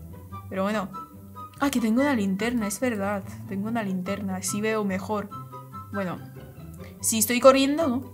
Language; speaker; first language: Spanish; non-native, fluent; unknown